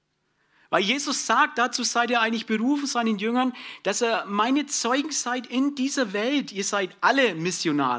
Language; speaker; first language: German; native; German